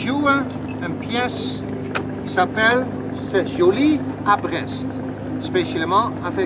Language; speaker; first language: French; non-native, learner; Dutch